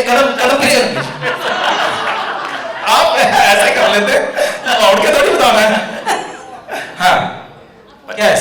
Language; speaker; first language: Hindi; native; Hindi